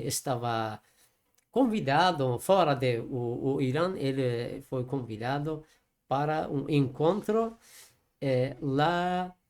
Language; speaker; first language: Portuguese; non-native, learner; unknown